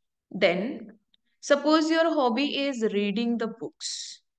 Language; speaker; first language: English; non-native, local second language; Hindi